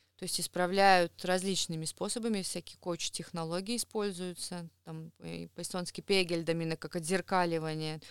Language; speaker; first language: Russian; native; Russian